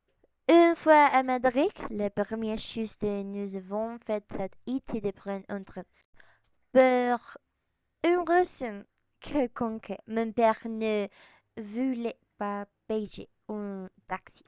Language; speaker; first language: French; non-native, learner; Spanish